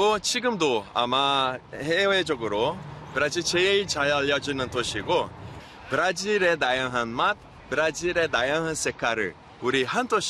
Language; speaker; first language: Korean; non-native, fluent; Portuguese